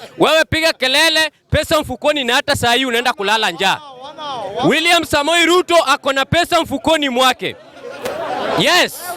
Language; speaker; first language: Swahili; non-native, local second language; Luo (Kenya and Tanzania)